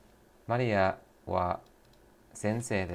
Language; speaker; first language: Japanese; non-native, learner; English